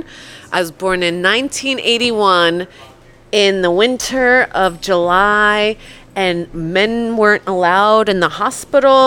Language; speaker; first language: English; early bilingual, other home language; Polish